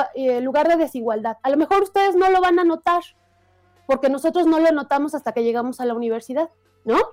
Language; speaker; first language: Spanish; native; Spanish